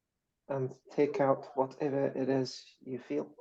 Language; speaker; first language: English; native; English